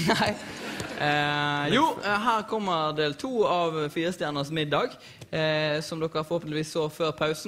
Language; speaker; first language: Norwegian; native; Norwegian